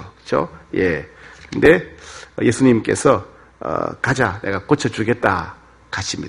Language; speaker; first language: Korean; native; Korean